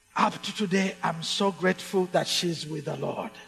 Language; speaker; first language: English; non-native, local second language; Ganda